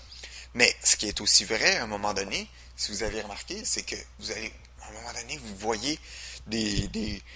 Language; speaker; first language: French; native; French